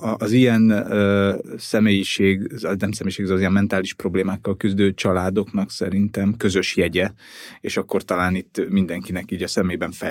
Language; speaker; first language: Hungarian; native; Hungarian